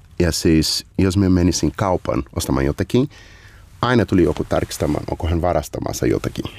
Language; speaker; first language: Finnish; non-native, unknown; Portuguese